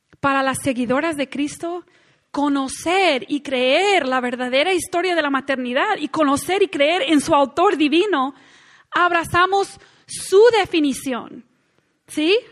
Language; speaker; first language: Spanish; non-native, fluent; English